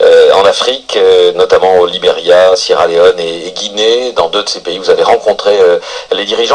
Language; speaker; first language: French; native; French